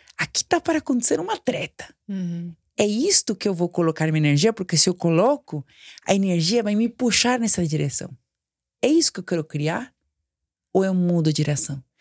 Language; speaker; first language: Portuguese; non-native, fluent; Spanish